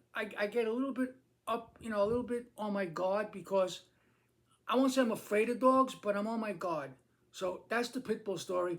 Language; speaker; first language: English; native; English